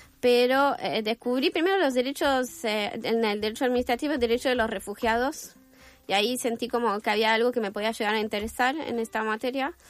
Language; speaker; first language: Spanish; non-native, fluent; French